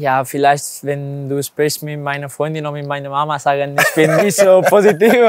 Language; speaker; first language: German; non-native, learner; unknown